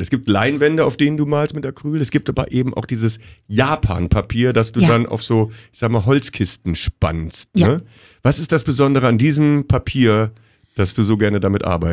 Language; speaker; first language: German; native; German